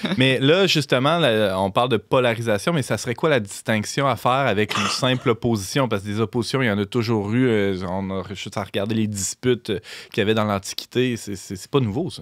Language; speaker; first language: French; native; French